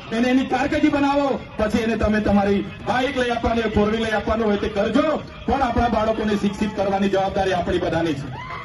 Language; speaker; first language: Gujarati; non-native, local second language; Vasavi